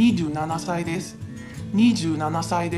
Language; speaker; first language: Japanese; non-native, fluent; Filipino